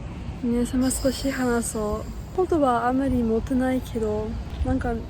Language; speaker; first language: Japanese; non-native, learner; English